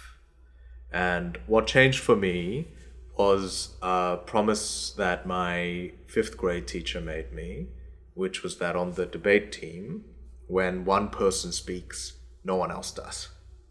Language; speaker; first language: English; early bilingual, other home language; Korean